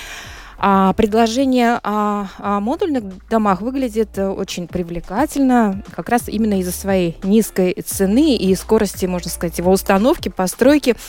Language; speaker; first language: Russian; native; Russian